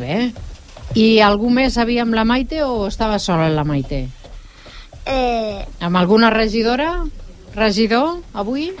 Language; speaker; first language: Catalan; native; Catalan